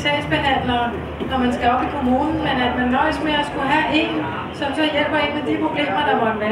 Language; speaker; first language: Danish; native; Danish